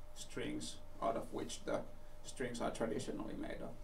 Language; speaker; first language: English; non-native, fluent; Finnish